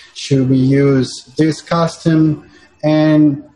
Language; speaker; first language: English; non-native, fluent; Portuguese